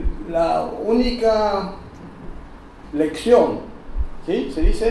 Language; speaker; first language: Spanish; non-native, learner; French